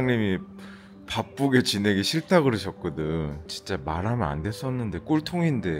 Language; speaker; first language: Korean; native; Korean